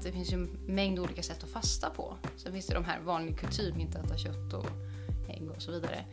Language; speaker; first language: Swedish; native; Swedish